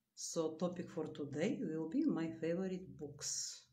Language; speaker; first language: English; non-native, learner; Bulgarian